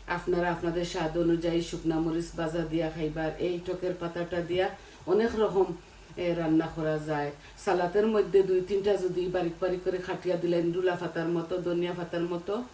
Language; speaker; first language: Bangla; native; Bangla